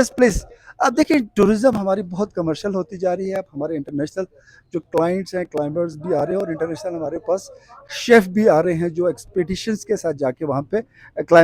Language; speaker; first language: Hindi; non-native, local second language; Balti